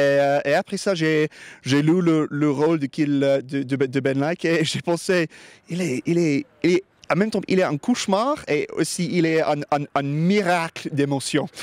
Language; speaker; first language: French; non-native, learner; English